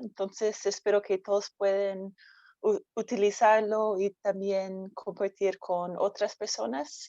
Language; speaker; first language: Spanish; non-native, fluent; English